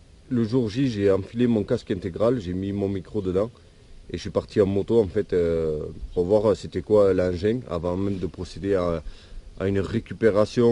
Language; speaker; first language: French; native; French